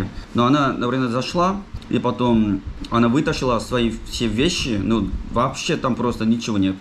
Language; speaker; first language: Russian; non-native, fluent; Korean